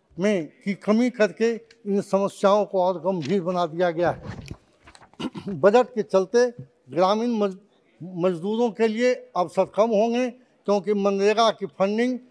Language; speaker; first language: Hindi; native; Hindi